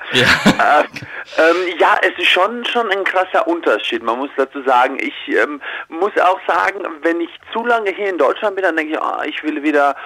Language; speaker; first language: German; early bilingual, heritage; Croatian